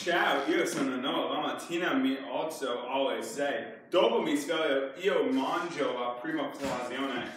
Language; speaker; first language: Italian; non-native, learner; English